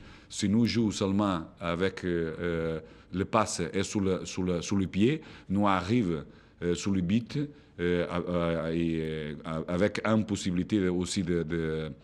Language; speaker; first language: French; non-native, fluent; Portuguese